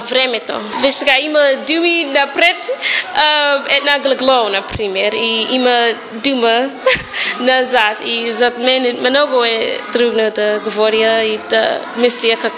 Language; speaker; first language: Bulgarian; non-native, learner; English